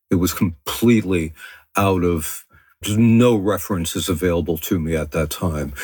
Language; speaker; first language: English; early bilingual, other home language; French